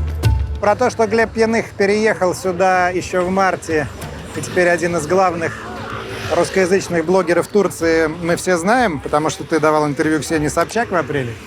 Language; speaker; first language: Russian; native; Russian